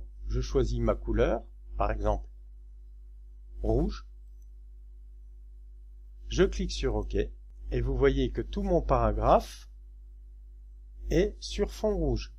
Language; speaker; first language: French; native; French